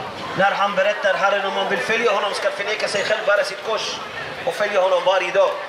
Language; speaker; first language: Swedish; non-native, fluent; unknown